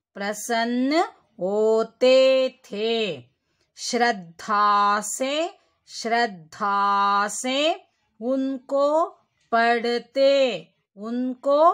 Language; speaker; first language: Hindi; non-native, local second language; Kannada